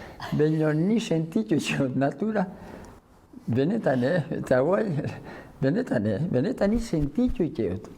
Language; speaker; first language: Basque; native; Basque